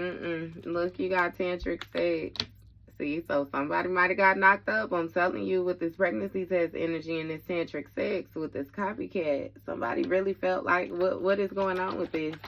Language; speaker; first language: English; native; English